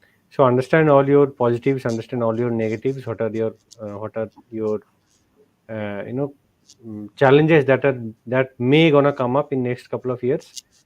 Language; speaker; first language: English; non-native, local second language; Bangla